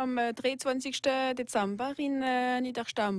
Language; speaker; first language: German; non-native, local second language; French